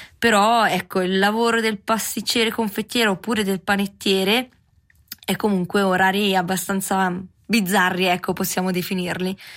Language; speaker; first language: Italian; native; Italian